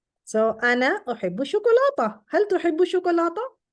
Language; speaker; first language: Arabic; non-native, fluent; Urdu